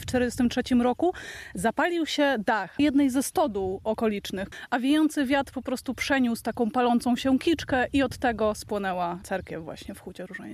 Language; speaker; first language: Polish; native; Polish